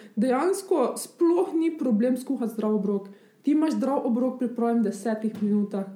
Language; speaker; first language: Slovenian; early bilingual, other home language; Bosnian